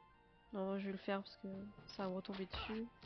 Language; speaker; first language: French; native; French